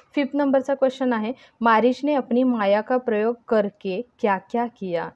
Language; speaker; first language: Hindi; non-native, local second language; Marathi